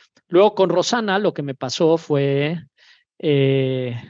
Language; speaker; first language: Spanish; native; Spanish